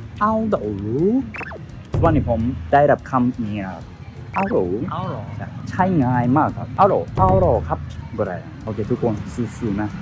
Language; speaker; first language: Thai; non-native, learner; Japanese